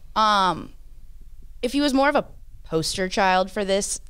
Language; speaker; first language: English; native; English